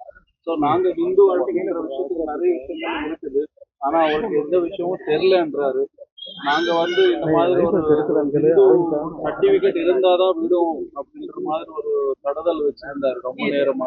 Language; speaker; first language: Tamil; non-native, local second language; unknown